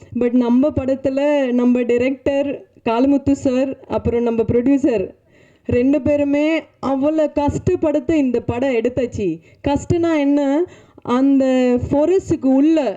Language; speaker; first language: Tamil; non-native, learner; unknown